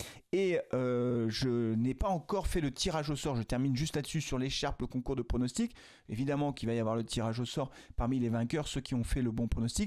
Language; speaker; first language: French; native; French